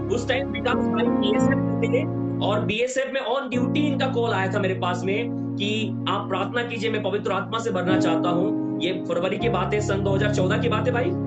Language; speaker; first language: Hindi; native; Hindi